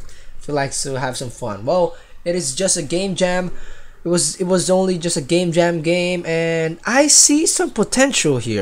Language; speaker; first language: English; non-native, local second language; Filipino